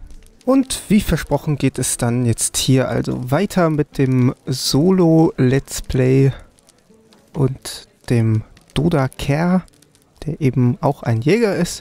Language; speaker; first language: German; native; German